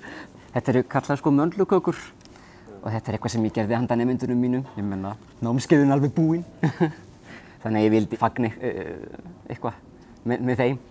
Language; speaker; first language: Icelandic; non-native, fluent; Italian